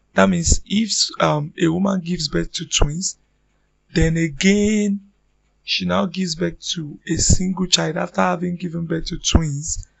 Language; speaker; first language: English; non-native, local second language; Yoruba